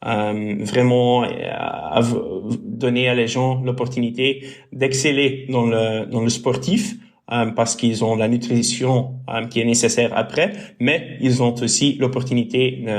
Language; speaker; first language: French; non-native, local second language; Dutch